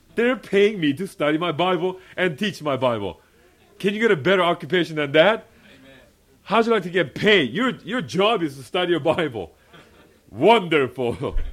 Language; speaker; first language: English; early bilingual, other home language; Korean